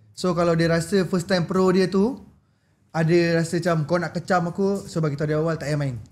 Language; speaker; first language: Malay; native; Malay